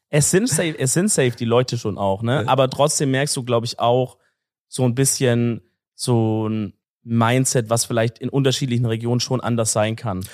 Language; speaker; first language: German; native; German